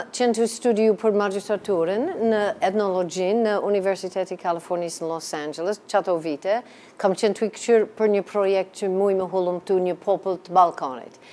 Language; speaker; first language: Albanian; non-native, fluent; English